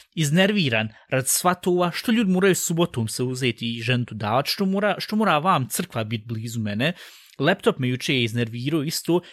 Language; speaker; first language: Bosnian; early bilingual, heritage; Bosnian